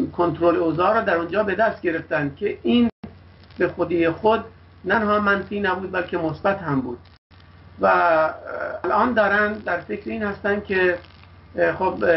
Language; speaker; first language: Persian; non-native, local second language; Kurdish